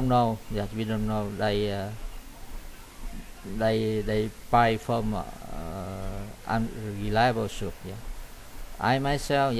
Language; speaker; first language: English; non-native, learner; Vietnamese